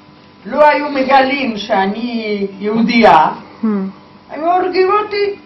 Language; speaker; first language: Hebrew; non-native, fluent; Polish